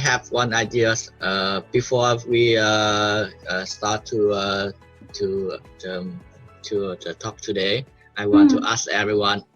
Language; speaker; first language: English; non-native, learner; Vietnamese